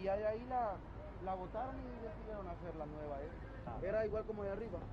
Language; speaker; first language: Spanish; native; Spanish